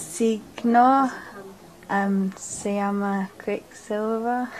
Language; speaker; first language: Spanish; non-native, learner; English